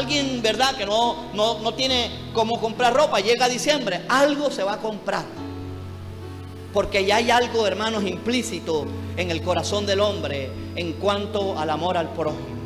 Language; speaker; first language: Spanish; native; Spanish